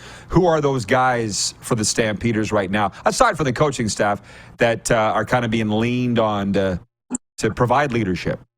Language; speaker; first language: English; native; English